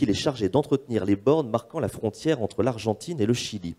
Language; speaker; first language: French; native; French